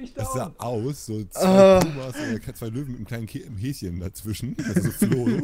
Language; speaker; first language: German; native; German